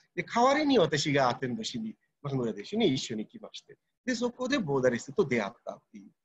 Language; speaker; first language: Japanese; non-native, fluent; Bangla